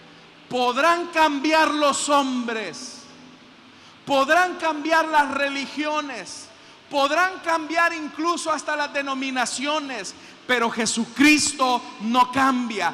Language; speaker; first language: Spanish; native; Spanish